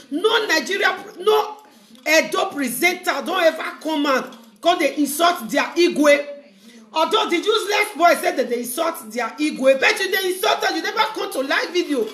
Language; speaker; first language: Nigerian Pidgin; non-native, local second language; Bini